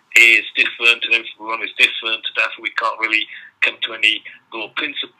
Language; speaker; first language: English; non-native, fluent; Dutch